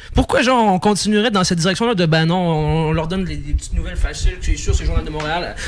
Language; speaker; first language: French; native; French